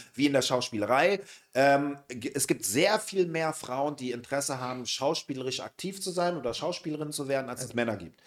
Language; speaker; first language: German; native; German